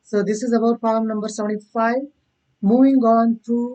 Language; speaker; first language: English; non-native, local second language; Kannada